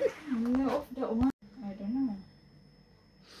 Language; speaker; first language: English; non-native, learner; Filipino